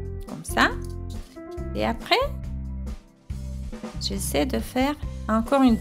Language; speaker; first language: French; non-native, fluent; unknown